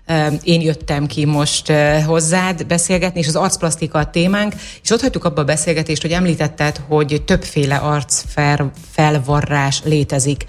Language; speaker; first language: Hungarian; native; Hungarian